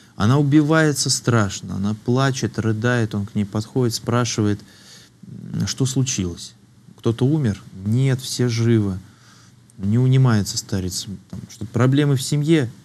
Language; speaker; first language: Russian; native; Russian